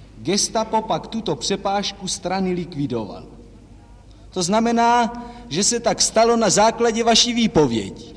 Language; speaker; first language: Czech; native; Czech